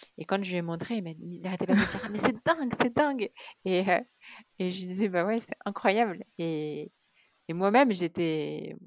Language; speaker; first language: French; early bilingual, other home language; Arabic